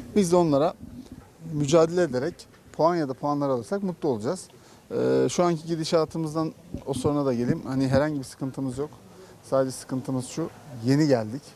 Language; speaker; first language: Turkish; native; Turkish